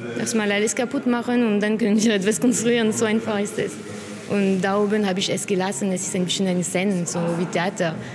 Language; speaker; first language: German; non-native, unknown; French